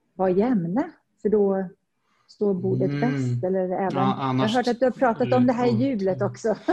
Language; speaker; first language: Swedish; native; Swedish